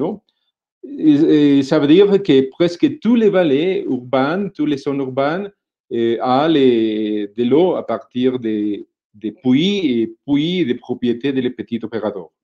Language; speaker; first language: French; non-native, fluent; Spanish